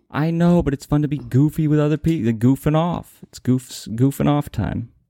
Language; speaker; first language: English; native; English